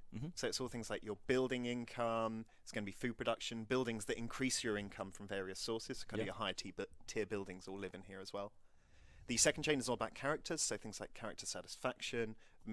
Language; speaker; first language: English; native; English